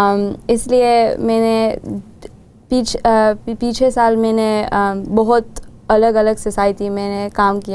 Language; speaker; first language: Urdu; non-native, learner; Gujarati